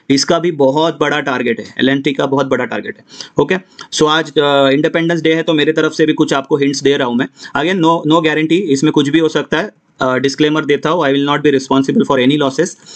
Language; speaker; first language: Hindi; non-native, local second language; Marathi